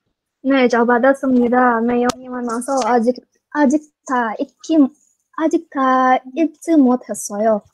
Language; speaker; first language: Korean; non-native, learner; Indonesian